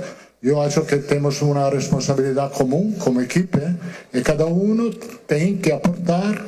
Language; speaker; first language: Portuguese; non-native, learner; Italian